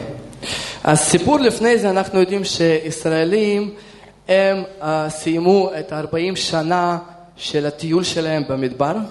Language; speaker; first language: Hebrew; non-native, fluent; Russian